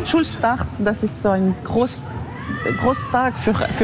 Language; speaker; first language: German; non-native, local second language; French